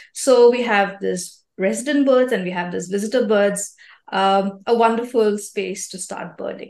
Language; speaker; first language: English; non-native, local second language; Assamese